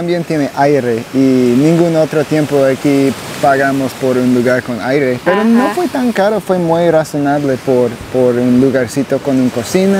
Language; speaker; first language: Spanish; non-native, learner; English